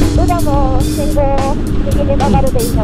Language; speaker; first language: Japanese; native; Japanese